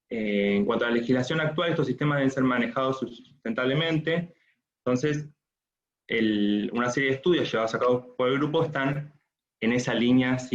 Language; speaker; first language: Spanish; native; Spanish